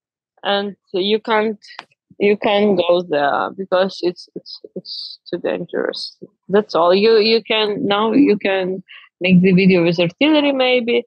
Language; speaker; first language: English; non-native, learner; Ukrainian